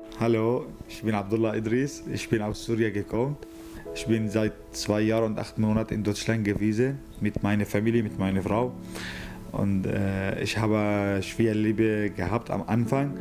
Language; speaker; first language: German; non-native, learner; Arabic